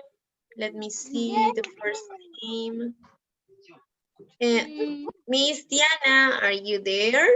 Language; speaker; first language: English; non-native, fluent; Spanish